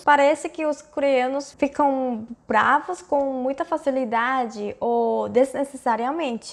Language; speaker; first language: Portuguese; non-native, fluent; Korean